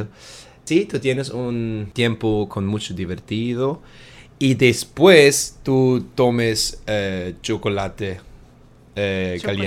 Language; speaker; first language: Spanish; non-native, learner; German